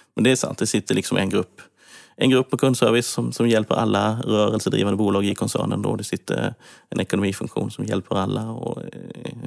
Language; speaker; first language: Swedish; native; Swedish